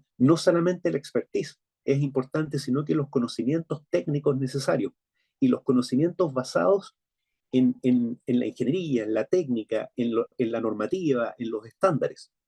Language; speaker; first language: Spanish; native; Spanish